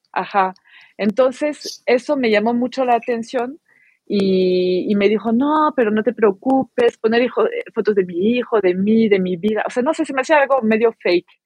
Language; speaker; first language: Spanish; non-native, fluent; French